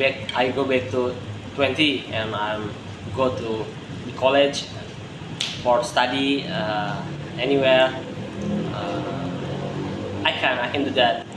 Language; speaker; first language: English; non-native, learner; Indonesian